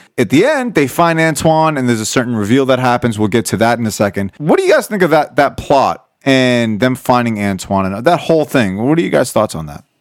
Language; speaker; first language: English; native; English